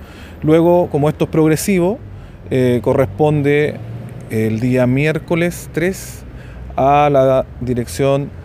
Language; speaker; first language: Spanish; native; Spanish